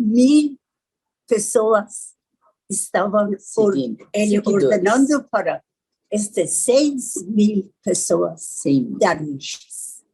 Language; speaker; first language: Portuguese; non-native, learner; Persian